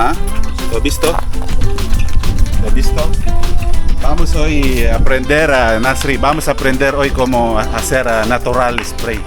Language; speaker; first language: Spanish; non-native, learner; Filipino